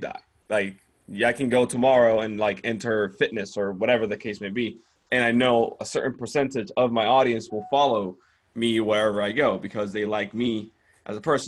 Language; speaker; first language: English; non-native, fluent; Spanish